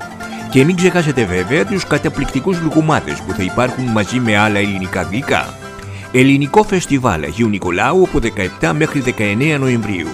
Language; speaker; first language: Greek; native; Greek